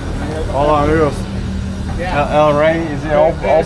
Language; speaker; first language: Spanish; non-native, learner; Bulgarian